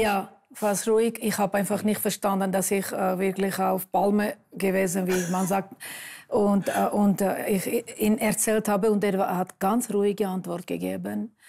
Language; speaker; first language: German; non-native, fluent; Armenian